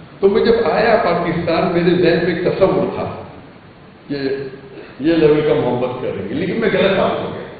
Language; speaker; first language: Urdu; non-native, local second language; Konkani